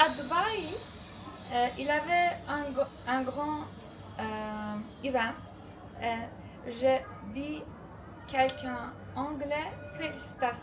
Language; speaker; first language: French; non-native, fluent; Turkish